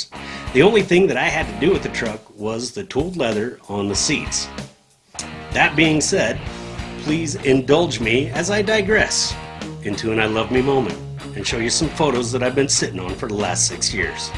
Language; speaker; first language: English; native; English